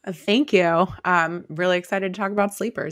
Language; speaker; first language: English; native; English